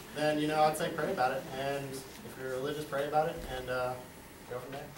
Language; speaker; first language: English; native; English